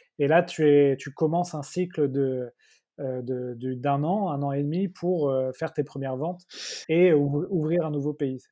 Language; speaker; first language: French; native; French